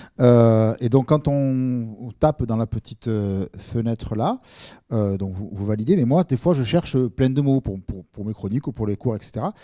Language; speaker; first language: French; native; French